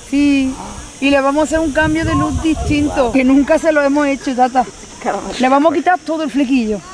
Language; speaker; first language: Spanish; native; Spanish